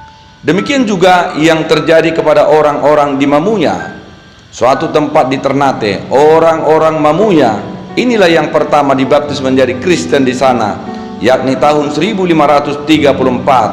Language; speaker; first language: Indonesian; native; Indonesian